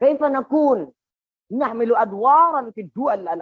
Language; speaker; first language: Arabic; non-native, fluent; Indonesian